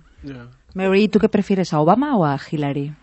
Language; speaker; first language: Spanish; native; Spanish